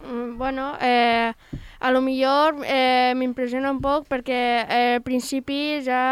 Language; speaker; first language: Catalan; non-native, local second language; Spanish